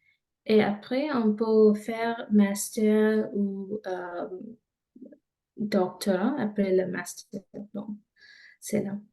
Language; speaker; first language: French; non-native, learner; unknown